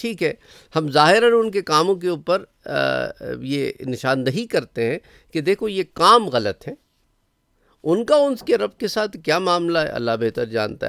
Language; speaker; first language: Urdu; native; Urdu